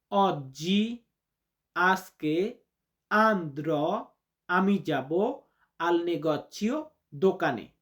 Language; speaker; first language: Italian; non-native, learner; Bangla